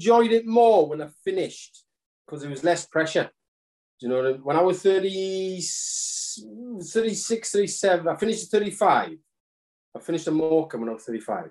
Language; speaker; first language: English; native; English